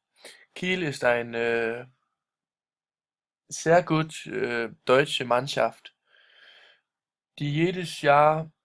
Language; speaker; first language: German; non-native, learner; Danish